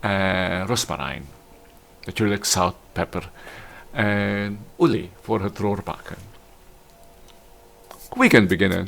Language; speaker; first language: Dutch; non-native, learner; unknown